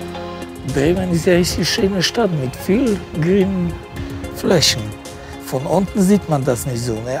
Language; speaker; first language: German; non-native, fluent; Polish